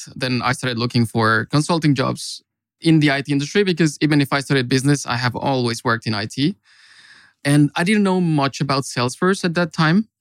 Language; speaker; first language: English; non-native, fluent; Spanish